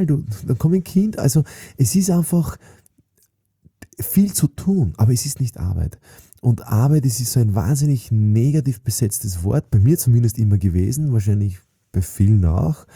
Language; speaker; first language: German; native; German